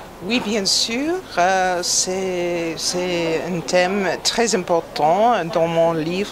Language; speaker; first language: French; non-native, fluent; English